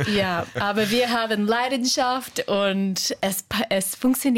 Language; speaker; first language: German; non-native, fluent; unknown